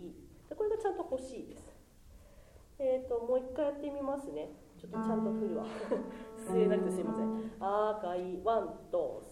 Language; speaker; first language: Japanese; native; Japanese